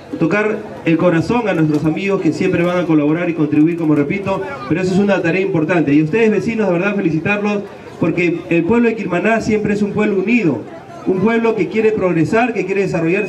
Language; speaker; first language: Spanish; native; Spanish